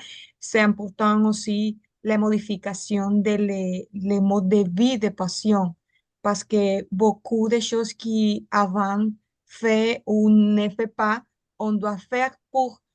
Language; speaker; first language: French; non-native, learner; Spanish